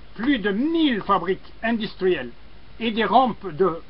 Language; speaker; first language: French; non-native, local second language; Arabic